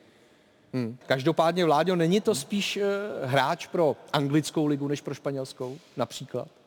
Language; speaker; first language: Czech; native; Czech